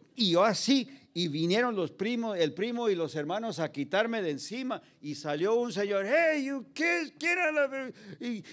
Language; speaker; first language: Spanish; early bilingual, heritage; Spanish